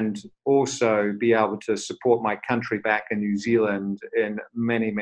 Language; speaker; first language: English; native; English